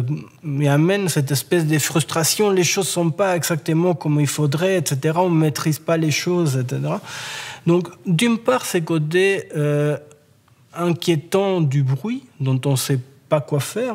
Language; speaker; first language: French; native; French